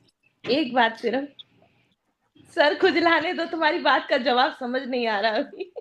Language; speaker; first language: Hindi; native; Hindi